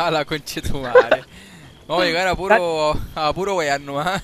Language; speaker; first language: Spanish; native; Spanish